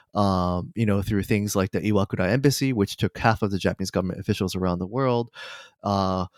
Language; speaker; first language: English; non-native, fluent; Japanese